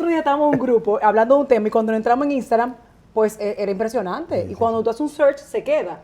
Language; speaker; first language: Spanish; native; Spanish